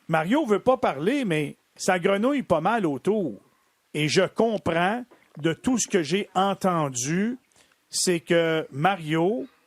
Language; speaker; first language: French; native; French